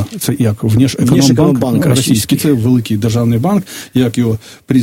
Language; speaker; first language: Ukrainian; native; Ukrainian